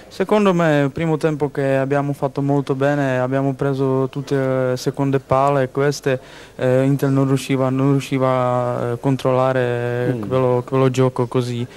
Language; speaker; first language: Italian; non-native, learner; Czech